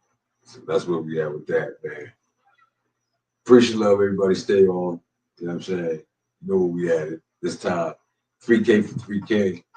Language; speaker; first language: English; native; English